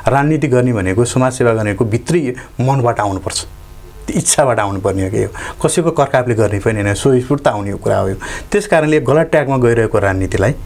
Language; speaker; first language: Nepali; native; Nepali